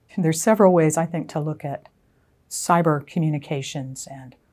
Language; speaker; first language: English; native; English